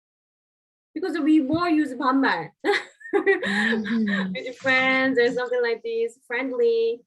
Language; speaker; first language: English; non-native, learner; Korean